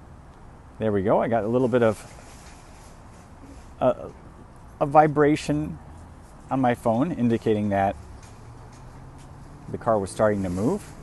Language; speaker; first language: English; native; English